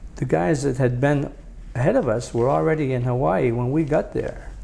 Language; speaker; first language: English; native; English